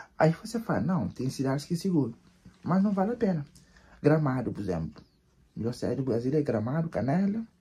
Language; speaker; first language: Portuguese; non-native, local second language; Kabuverdianu